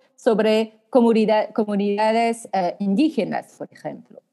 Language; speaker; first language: Spanish; non-native, fluent; French